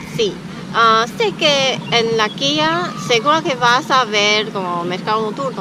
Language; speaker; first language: Spanish; non-native, learner; Chinese